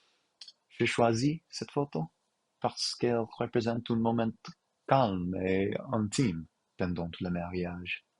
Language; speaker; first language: French; non-native, learner; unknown